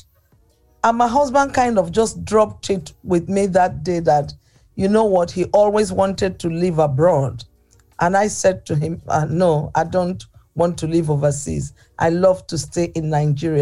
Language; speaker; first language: English; non-native, local second language; Igbo